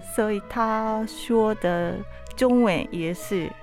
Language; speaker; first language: Chinese; non-native, learner; Japanese